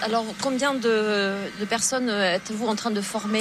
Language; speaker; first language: French; native; French